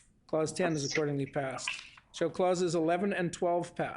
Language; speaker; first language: English; native; English